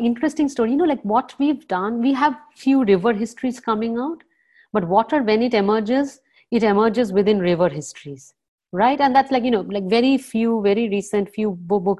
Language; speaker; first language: English; non-native, local second language; Bangla